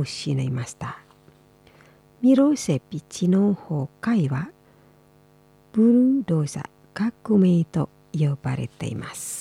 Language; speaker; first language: Japanese; non-native, fluent; Indonesian